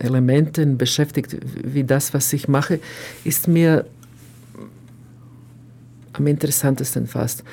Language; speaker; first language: German; non-native, fluent; Croatian